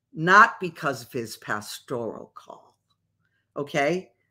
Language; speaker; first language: English; native; English